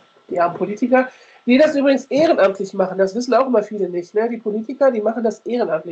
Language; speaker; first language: German; native; German